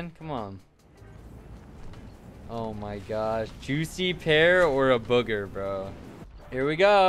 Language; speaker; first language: English; native; English